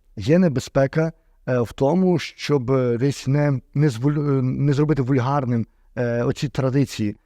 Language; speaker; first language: Ukrainian; native; Ukrainian